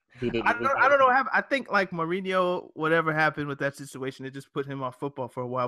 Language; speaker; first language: English; native; English